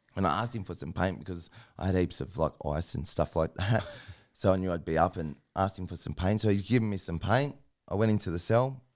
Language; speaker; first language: English; native; English